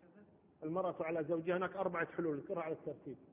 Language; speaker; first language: Arabic; native; Arabic